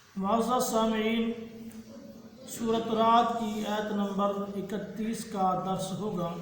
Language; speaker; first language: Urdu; non-native, local second language; Punjabi